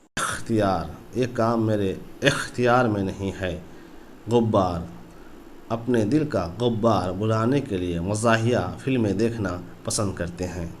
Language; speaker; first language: Urdu; native; Urdu